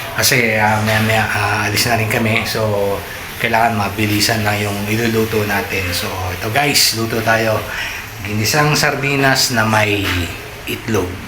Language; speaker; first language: Filipino; native; Filipino